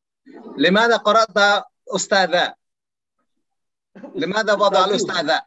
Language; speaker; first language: Arabic; non-native, fluent; Indonesian